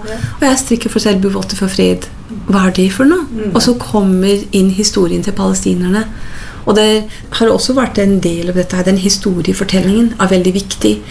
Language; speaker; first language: Norwegian; non-native, fluent; English